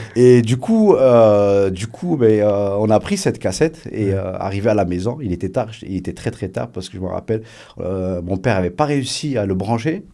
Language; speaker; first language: French; early bilingual, other home language; Arabic